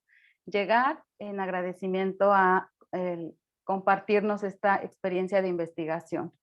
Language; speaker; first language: Spanish; native; Spanish